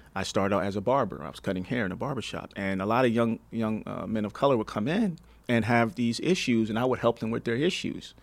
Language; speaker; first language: English; native; English